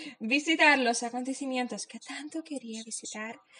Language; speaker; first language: Spanish; non-native, fluent; Polish